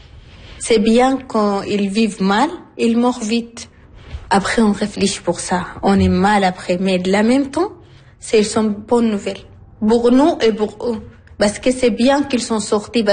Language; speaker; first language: French; non-native, learner; Arabic